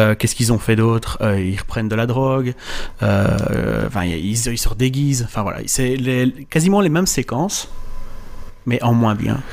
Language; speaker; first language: French; native; French